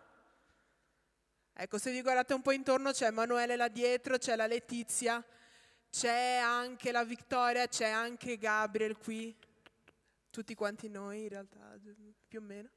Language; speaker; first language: Italian; native; Italian